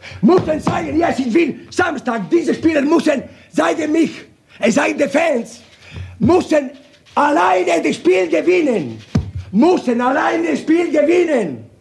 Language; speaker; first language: German; non-native, learner; Italian